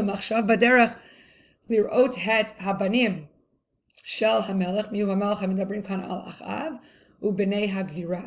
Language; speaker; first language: Hebrew; non-native, fluent; English